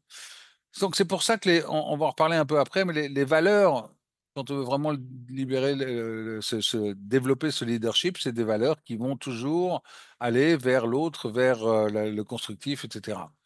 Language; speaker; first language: French; native; French